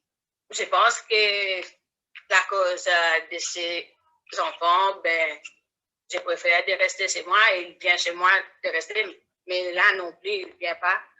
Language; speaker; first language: French; non-native, learner; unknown